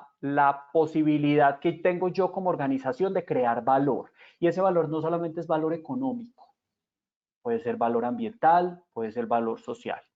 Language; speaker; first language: Spanish; native; Spanish